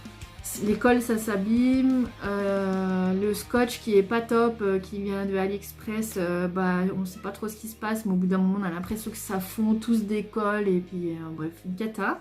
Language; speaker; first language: French; native; French